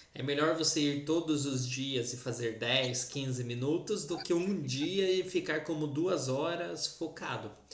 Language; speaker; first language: Portuguese; native; Portuguese